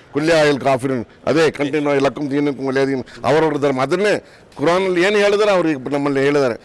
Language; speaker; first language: Kannada; non-native, local second language; Urdu